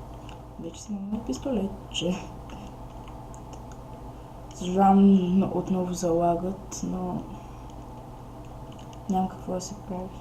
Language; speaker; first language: Bulgarian; native; Bulgarian